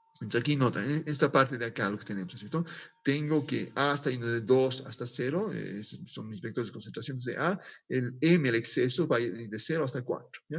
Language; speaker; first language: Spanish; native; Spanish